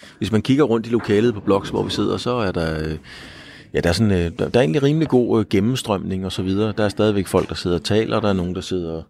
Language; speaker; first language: Danish; native; Danish